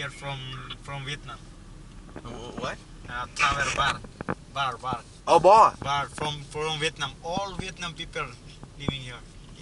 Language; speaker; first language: English; non-native, learner; Vietnamese